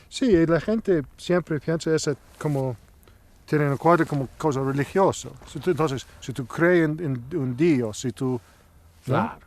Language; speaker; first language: Spanish; non-native, learner; English